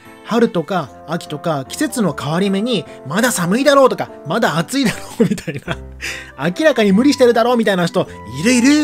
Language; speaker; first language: Japanese; native; Japanese